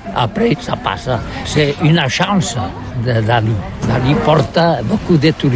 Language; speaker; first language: French; non-native, learner; Catalan